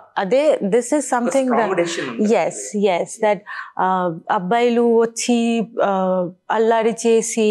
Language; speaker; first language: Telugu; non-native, learner; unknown